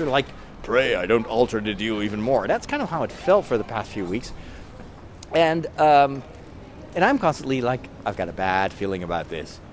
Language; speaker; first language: English; non-native, fluent; Dutch